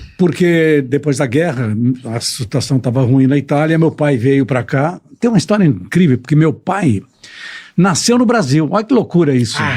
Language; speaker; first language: Portuguese; early bilingual, other home language; Italian